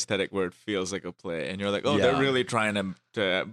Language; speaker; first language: English; non-native, local second language; Hindi